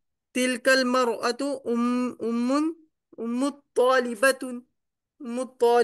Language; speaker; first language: Arabic; non-native, learner; Urdu